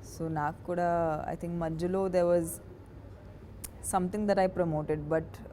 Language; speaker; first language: Telugu; non-native, fluent; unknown